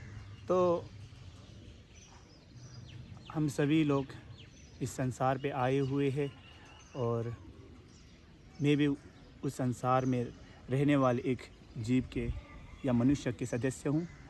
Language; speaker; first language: Hindi; non-native, local second language; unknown